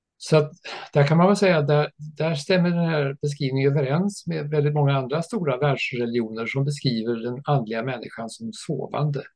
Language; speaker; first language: Swedish; early bilingual, other home language; English